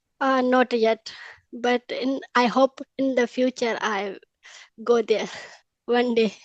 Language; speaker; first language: English; non-native, learner; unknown